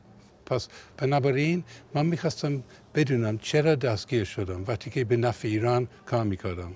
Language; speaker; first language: Persian; non-native, fluent; English